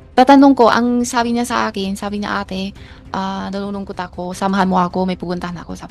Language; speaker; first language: Filipino; non-native, learner; Chinese